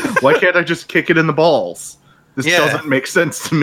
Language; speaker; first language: English; native; English